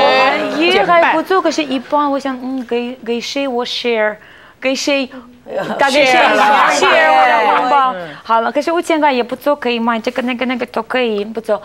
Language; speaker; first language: Chinese; non-native, learner; Russian